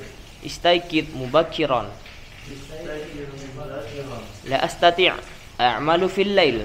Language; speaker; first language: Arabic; non-native, fluent; Indonesian